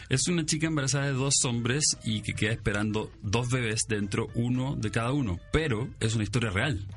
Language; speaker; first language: Spanish; native; Spanish